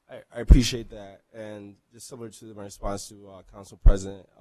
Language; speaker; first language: English; non-native, local second language; Akan